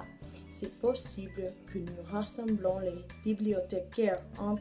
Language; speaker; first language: French; non-native, learner; English